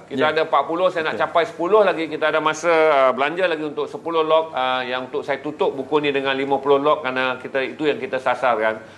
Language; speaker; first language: Malay; native; Malay